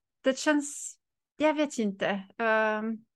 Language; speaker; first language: Swedish; non-native, fluent; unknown